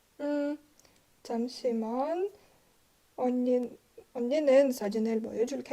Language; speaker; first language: Korean; non-native, learner; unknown